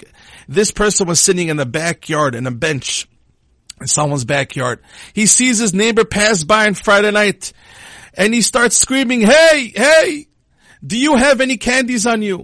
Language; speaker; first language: English; non-native, fluent; Hebrew